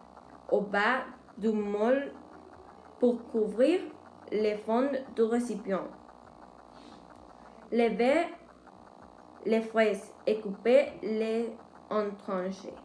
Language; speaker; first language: French; non-native, learner; Spanish